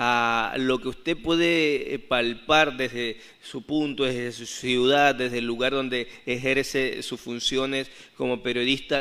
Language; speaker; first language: Spanish; native; Spanish